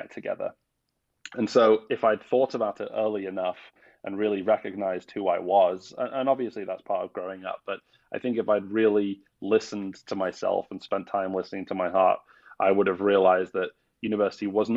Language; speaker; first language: English; native; English